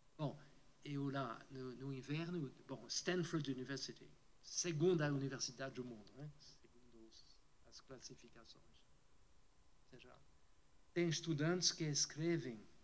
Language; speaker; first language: Portuguese; non-native, fluent; French